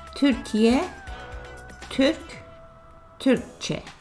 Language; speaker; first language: Turkish; non-native, fluent; English